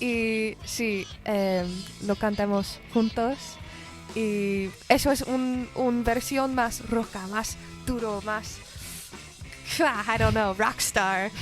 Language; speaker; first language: Spanish; non-native, learner; English